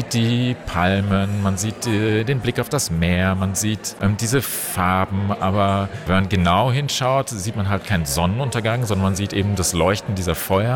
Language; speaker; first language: German; native; German